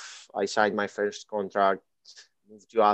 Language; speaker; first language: English; non-native, fluent; Greek